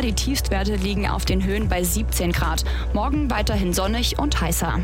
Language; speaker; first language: German; native; German